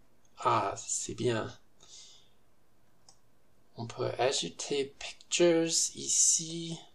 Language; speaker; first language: French; non-native, fluent; English